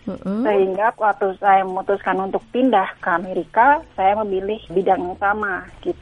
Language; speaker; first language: Indonesian; native; Indonesian